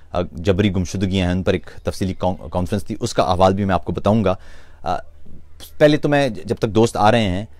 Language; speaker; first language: Urdu; non-native, local second language; Punjabi